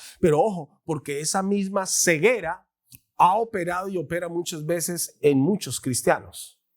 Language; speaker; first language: Spanish; native; Spanish